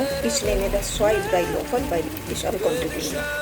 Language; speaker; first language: German; non-native, learner; Hindi